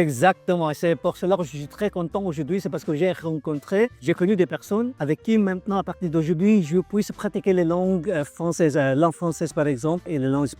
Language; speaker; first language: French; non-native, fluent; Filipino